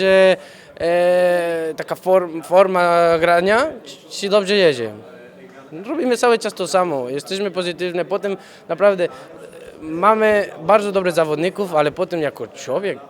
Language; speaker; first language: Polish; non-native, fluent; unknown